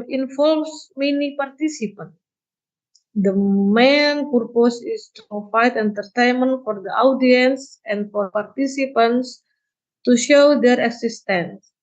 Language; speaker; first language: English; non-native, learner; Indonesian